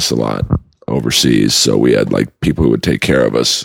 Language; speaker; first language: English; native; English